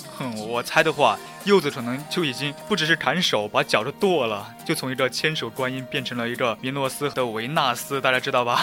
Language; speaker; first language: Chinese; native; Chinese